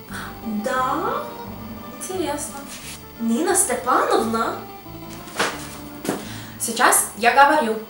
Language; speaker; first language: Russian; non-native, learner; English